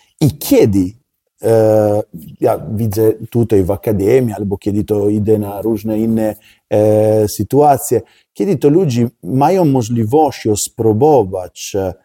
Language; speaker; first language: Polish; non-native, learner; Italian